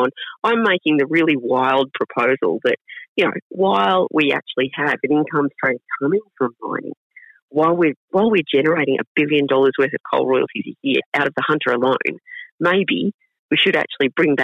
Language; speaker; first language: English; native; English